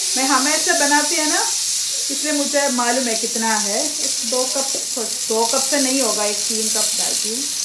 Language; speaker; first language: Hindi; non-native, local second language; Malayalam